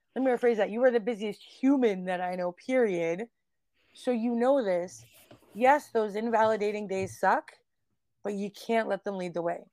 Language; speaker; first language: English; native; English